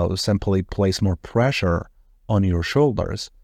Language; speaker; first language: English; non-native, fluent; Persian